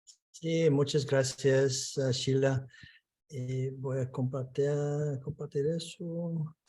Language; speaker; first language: Spanish; non-native, fluent; English